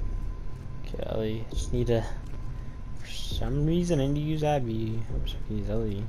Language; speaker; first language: English; native; English